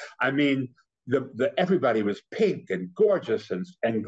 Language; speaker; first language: English; native; English